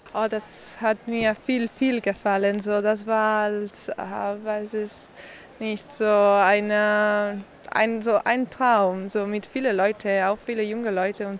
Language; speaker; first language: German; non-native, learner; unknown